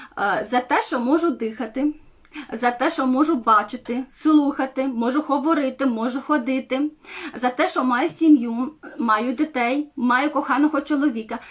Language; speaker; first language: Ukrainian; non-native, local second language; Romanian